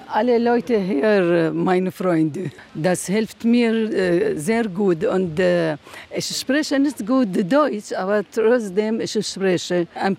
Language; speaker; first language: German; non-native, learner; Arabic